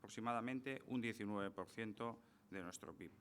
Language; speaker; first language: Spanish; native; Spanish